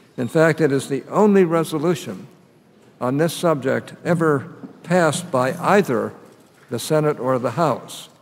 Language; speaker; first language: English; native; English